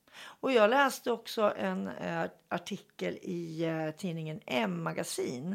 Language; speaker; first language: Swedish; native; Swedish